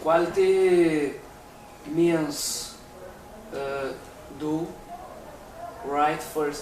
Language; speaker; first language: English; non-native, learner; Portuguese